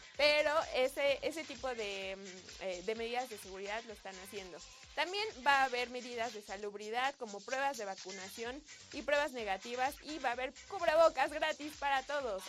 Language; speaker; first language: Spanish; native; Spanish